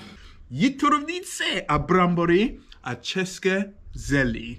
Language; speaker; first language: Czech; non-native, learner; English